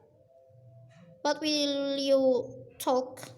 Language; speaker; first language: English; non-native, learner; Indonesian